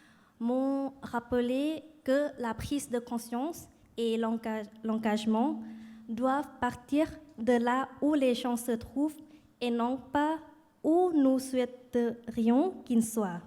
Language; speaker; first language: French; non-native, fluent; Thai